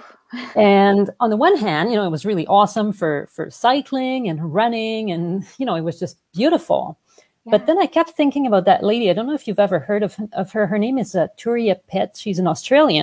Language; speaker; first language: English; non-native, fluent; French